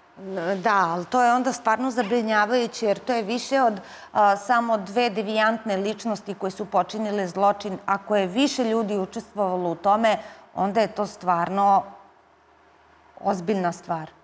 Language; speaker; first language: Serbian; native; Serbian